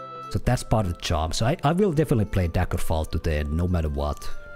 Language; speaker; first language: English; non-native, fluent; Finnish